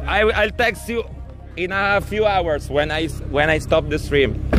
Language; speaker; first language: English; non-native, learner; Italian